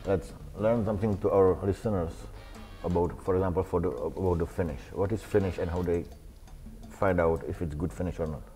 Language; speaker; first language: English; non-native, fluent; Czech